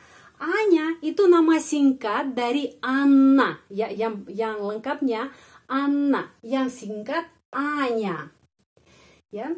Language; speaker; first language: Indonesian; non-native, fluent; Russian